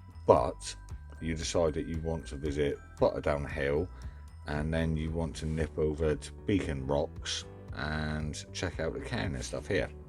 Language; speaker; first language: English; native; English